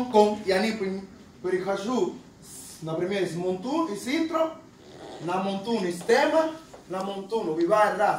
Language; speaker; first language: Russian; non-native, fluent; Spanish